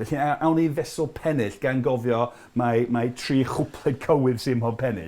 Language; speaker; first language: Welsh; non-native, fluent; English